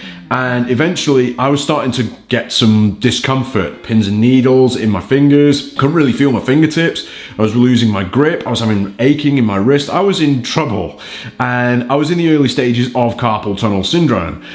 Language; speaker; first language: English; native; English